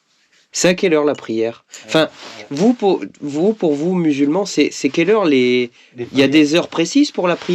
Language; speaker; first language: French; native; French